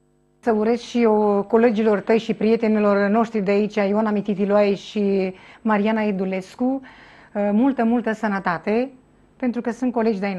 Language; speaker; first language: Romanian; native; Romanian